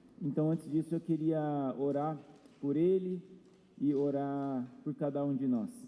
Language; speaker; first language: Portuguese; native; Portuguese